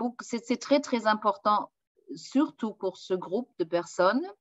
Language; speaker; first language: French; non-native, fluent; German